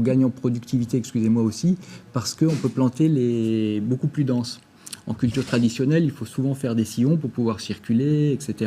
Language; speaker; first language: French; native; French